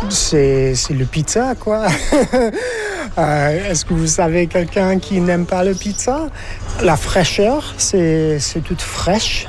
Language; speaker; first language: French; non-native, learner; English